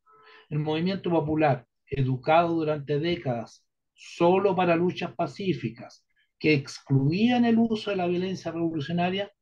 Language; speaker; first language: Spanish; native; Spanish